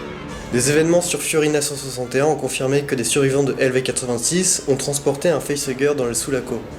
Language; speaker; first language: French; native; French